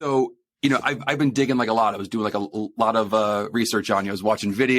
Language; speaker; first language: English; native; English